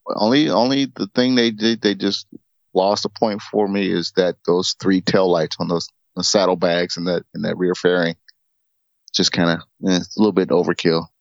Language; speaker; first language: English; native; English